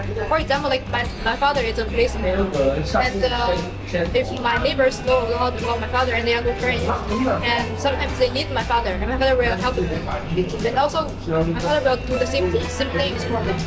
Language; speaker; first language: English; non-native, learner; Chinese